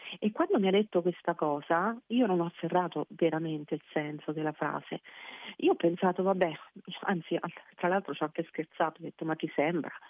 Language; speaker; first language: Italian; native; Italian